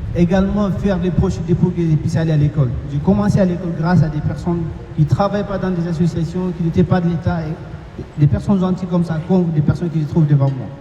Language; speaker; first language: French; non-native, local second language; Fula